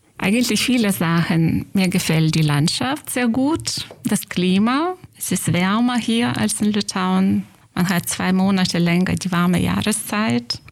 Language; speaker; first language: German; non-native, fluent; Lithuanian